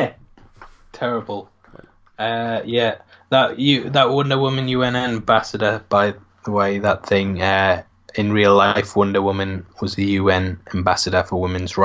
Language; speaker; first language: English; native; English